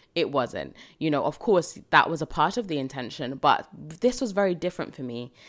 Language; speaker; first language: English; native; English